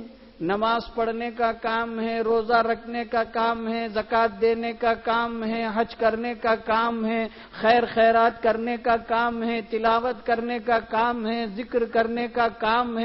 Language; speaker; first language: Urdu; native; Urdu